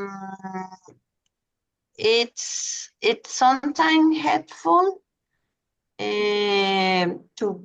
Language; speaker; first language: English; non-native, learner; Spanish